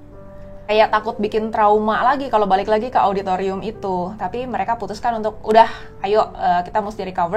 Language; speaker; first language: Indonesian; native; Indonesian